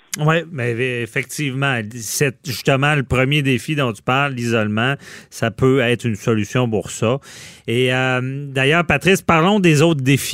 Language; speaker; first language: French; native; French